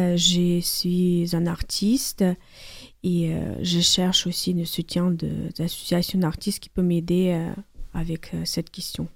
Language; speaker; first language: French; non-native, learner; Ukrainian